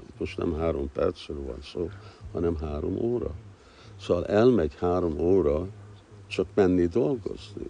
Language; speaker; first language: Hungarian; early bilingual, heritage; Hungarian